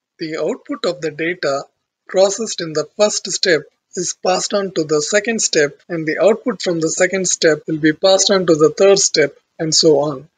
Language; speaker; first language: English; non-native, local second language; Tamil